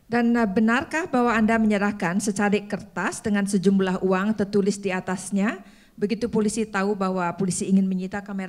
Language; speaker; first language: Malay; non-native, learner; English